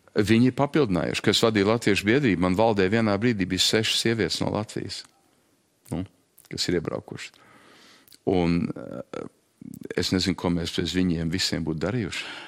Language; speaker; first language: Latvian; early bilingual, heritage; Latvian